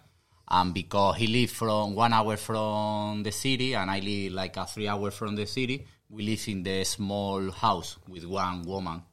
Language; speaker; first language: English; non-native, learner; Spanish